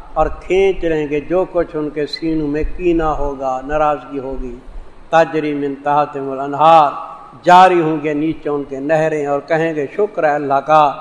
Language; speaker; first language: Urdu; non-native, local second language; Saraiki